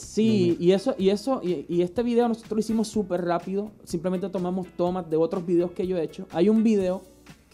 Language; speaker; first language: Spanish; native; Spanish